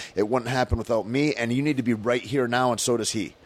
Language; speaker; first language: English; native; English